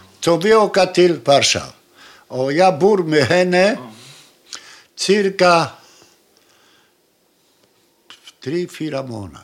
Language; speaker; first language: Swedish; non-native, learner; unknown